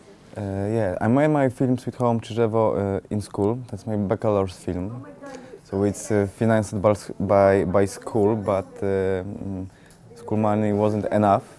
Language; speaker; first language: English; non-native, fluent; Polish